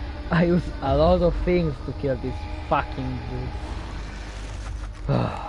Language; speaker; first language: English; non-native, learner; Italian